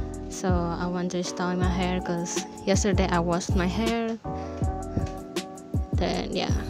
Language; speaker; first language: English; non-native, learner; Indonesian